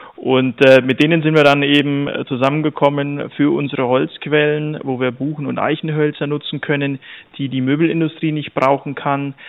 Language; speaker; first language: German; native; German